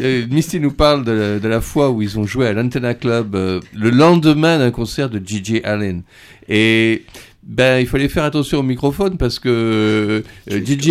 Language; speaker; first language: French; native; French